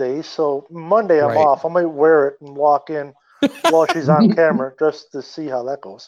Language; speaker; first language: English; native; English